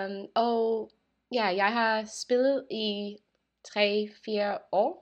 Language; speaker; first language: Danish; non-native, learner; English